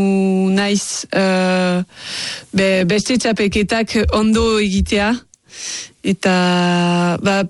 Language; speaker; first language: Basque; non-native, local second language; French